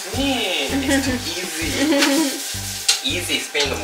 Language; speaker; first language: Korean; non-native, fluent; Japanese